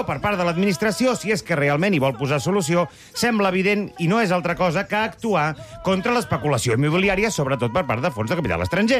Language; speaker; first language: Catalan; native; Catalan